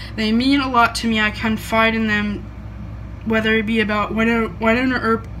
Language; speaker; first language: English; native; English